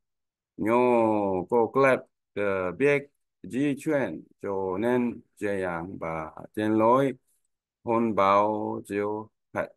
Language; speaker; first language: Vietnamese; non-native, learner; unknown